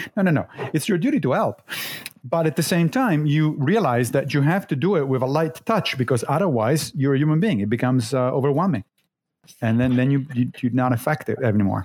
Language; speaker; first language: English; non-native, fluent; Italian